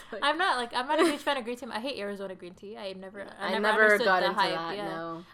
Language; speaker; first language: English; early bilingual, other home language; Sinhala